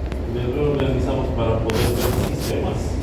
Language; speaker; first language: Spanish; native; Spanish